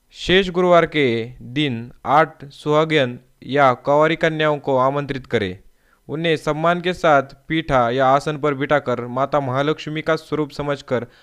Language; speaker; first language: Hindi; non-native, local second language; Marathi